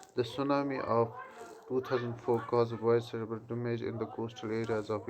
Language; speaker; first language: English; non-native, local second language; Urdu